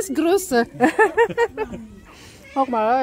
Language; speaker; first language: German; non-native, learner; Filipino